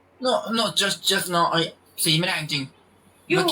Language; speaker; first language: English; non-native, learner; Thai